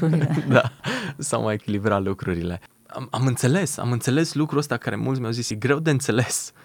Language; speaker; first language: Romanian; native; Romanian